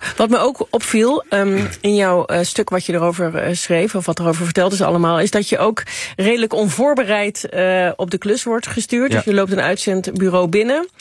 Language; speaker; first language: Dutch; native; Dutch